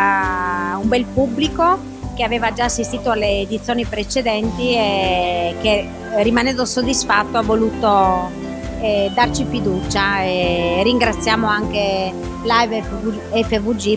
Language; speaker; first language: Italian; native; Italian